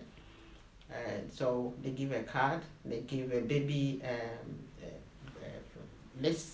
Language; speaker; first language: English; non-native, local second language; Akan